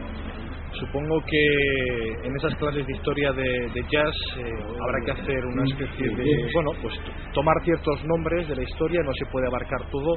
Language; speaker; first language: Spanish; native; Spanish